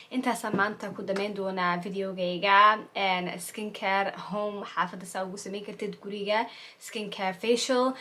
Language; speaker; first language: Somali; early bilingual, heritage; Somali